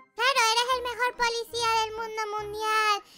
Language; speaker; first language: Spanish; native; Spanish